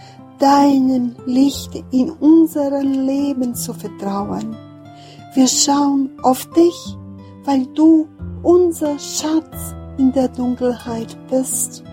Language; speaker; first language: German; non-native, fluent; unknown